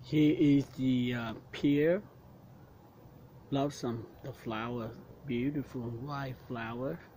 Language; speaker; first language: English; non-native, learner; Vietnamese